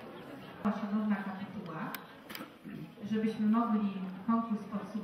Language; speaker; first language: Polish; native; Polish